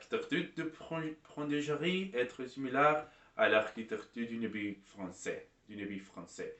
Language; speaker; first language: French; non-native, learner; English